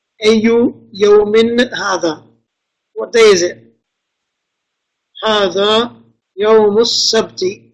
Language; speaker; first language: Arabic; non-native, fluent; English